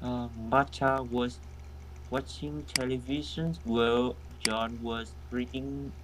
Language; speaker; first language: English; non-native, learner; Vietnamese